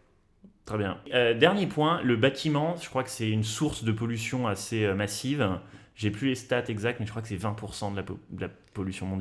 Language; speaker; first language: French; native; French